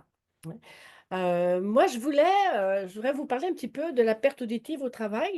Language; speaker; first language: French; native; French